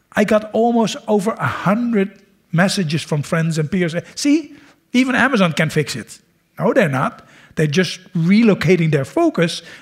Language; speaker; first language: English; non-native, fluent; Dutch